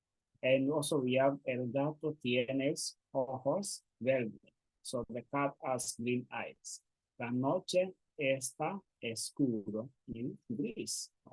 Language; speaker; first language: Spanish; non-native, learner; Swahili